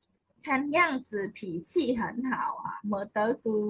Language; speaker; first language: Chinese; non-native, fluent; Khmer